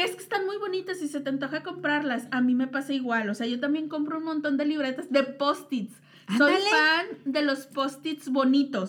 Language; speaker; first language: Spanish; native; Spanish